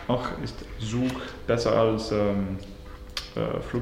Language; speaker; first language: German; non-native, learner; English